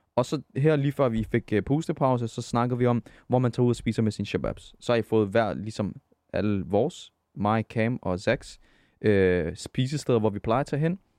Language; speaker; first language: Danish; early bilingual, other home language; Arabic